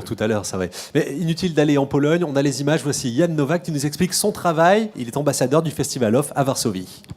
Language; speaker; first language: French; native; French